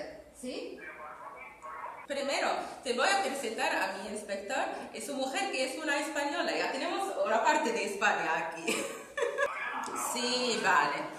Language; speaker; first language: Spanish; non-native, fluent; Arabic